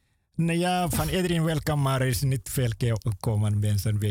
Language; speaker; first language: Dutch; non-native, learner; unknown